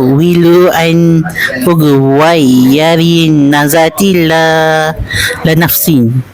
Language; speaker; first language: Arabic; non-native, learner; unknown